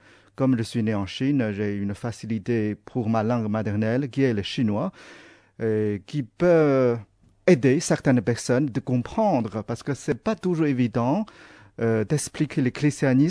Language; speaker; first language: French; non-native, fluent; Chinese